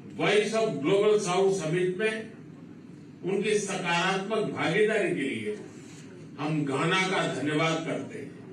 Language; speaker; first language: Hindi; non-native, local second language; Gujarati